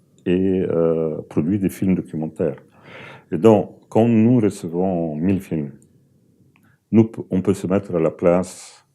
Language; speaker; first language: French; non-native, fluent; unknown